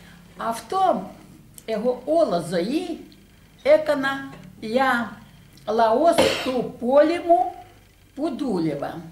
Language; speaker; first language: Greek; non-native, learner; Russian